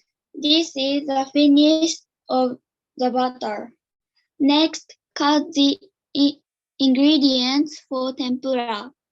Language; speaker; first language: English; non-native, learner; Japanese